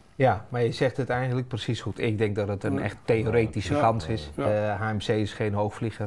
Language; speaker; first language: Dutch; native; Dutch